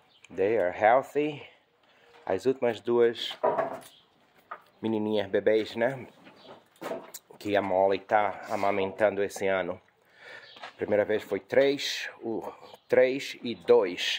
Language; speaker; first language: Portuguese; native; Portuguese